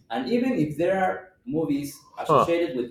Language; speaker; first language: English; non-native, fluent; Spanish